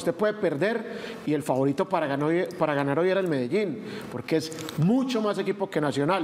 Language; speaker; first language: Spanish; native; Spanish